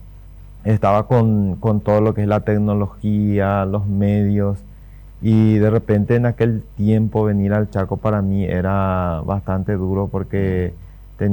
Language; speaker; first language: Spanish; native; Spanish